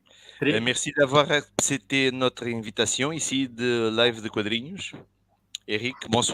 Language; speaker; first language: French; non-native, fluent; Portuguese